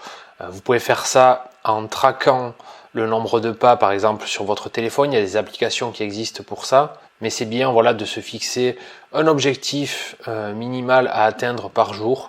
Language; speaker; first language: French; native; French